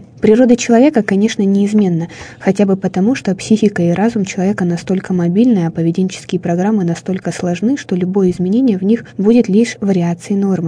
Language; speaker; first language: Russian; native; Russian